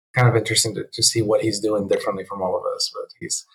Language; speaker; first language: English; early bilingual, other home language; Spanish